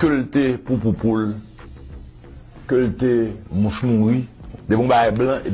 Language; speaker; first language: Haitian Creole; native; Haitian Creole